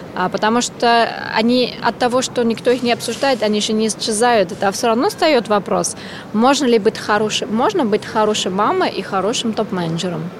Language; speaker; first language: Russian; non-native, fluent; German